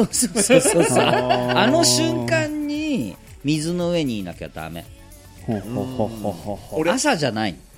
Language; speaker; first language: Japanese; native; Japanese